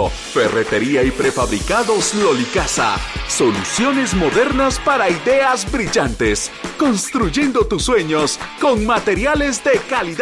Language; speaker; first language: Spanish; native; Spanish